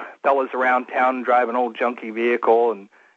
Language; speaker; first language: English; native; English